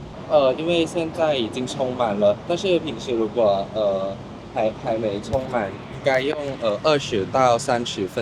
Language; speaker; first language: Chinese; non-native, fluent; Thai